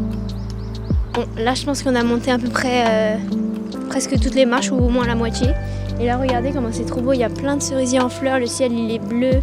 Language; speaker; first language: French; native; French